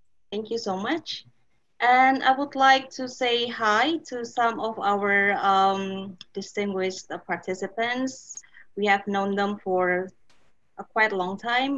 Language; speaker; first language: English; non-native, fluent; Indonesian